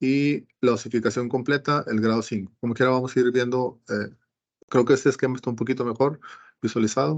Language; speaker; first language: Spanish; native; Spanish